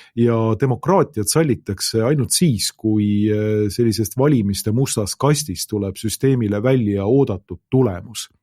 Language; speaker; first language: Estonian; native; Estonian